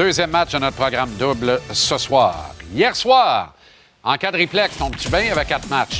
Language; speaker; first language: French; native; French